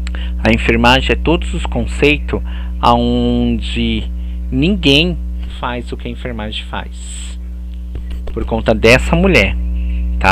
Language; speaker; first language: Portuguese; native; Portuguese